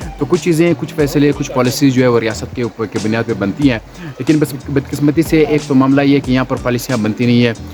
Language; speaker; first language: Urdu; non-native, local second language; Pashto